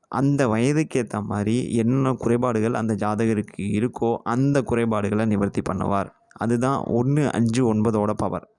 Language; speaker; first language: Tamil; native; Tamil